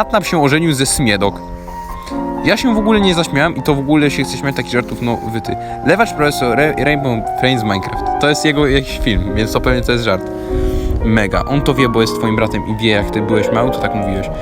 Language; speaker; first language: Polish; native; Polish